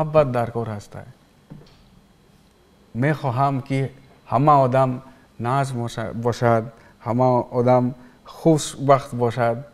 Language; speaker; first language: Persian; non-native, learner; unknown